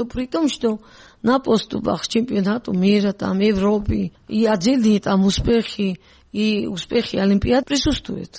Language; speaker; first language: Russian; non-native, local second language; Georgian